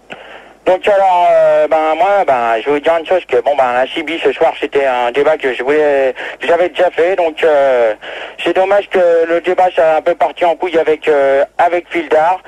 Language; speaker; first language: French; native; French